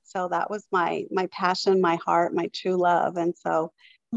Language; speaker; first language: English; native; English